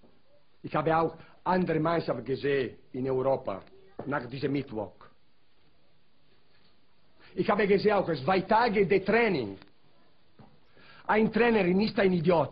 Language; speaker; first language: German; non-native, learner; Italian